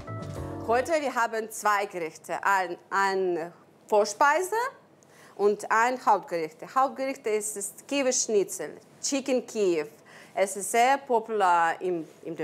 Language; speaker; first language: German; non-native, learner; Ukrainian